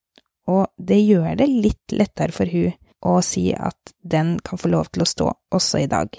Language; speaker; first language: Norwegian; native; Norwegian